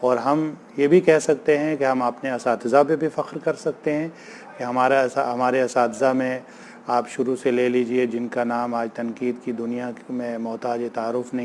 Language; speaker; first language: Urdu; native; Urdu